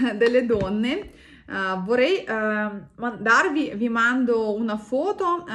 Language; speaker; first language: Italian; non-native, fluent; Russian